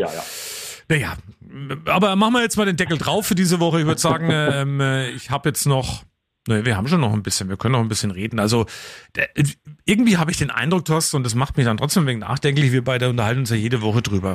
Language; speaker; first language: German; native; German